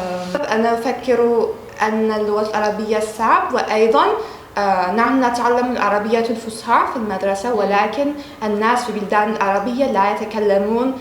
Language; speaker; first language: Arabic; non-native, learner; Turkish